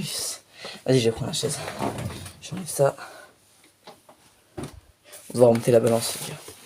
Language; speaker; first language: French; native; French